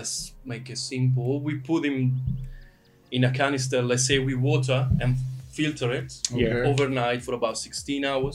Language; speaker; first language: English; non-native, fluent; Italian